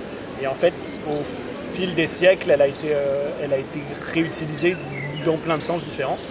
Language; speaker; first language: French; native; French